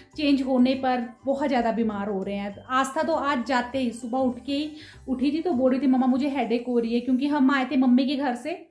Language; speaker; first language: Hindi; non-native, local second language; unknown